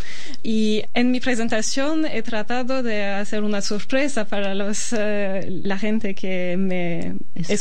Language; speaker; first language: Spanish; non-native, fluent; Albanian